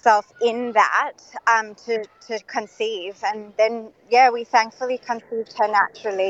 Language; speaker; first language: English; native; English